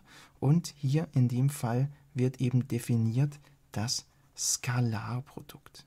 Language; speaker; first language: German; native; German